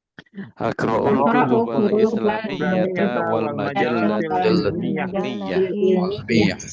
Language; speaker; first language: Arabic; non-native, learner; Indonesian